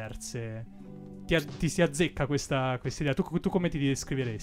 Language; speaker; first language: Italian; native; Italian